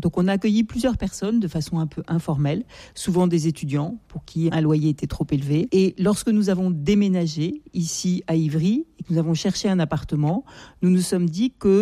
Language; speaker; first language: French; native; French